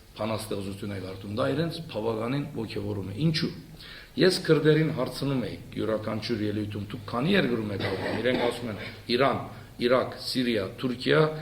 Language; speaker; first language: Armenian; early bilingual, heritage; Armenian